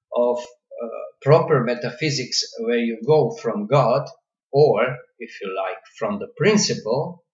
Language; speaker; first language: English; non-native, fluent; Croatian